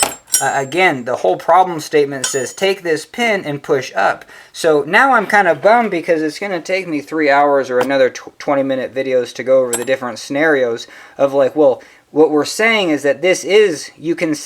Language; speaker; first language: English; native; English